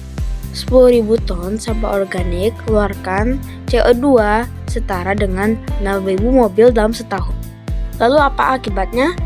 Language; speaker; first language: Indonesian; native; Indonesian